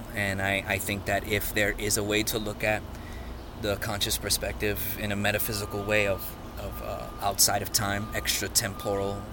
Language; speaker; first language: English; native; English